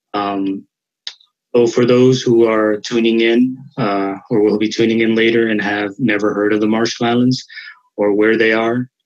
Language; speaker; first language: English; native; English